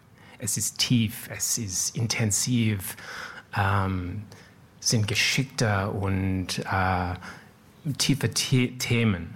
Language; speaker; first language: German; non-native, learner; French